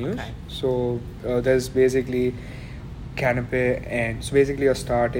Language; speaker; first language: English; non-native, local second language; Gujarati